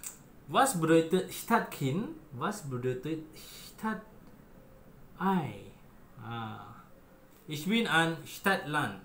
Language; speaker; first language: German; non-native, learner; Malay